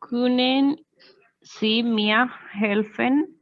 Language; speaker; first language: German; non-native, learner; Spanish